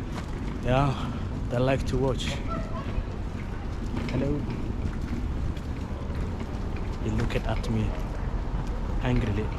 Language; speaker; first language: English; non-native, fluent; Somali